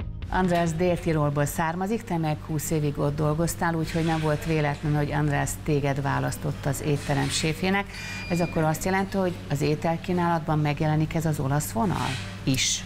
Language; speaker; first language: Hungarian; native; Hungarian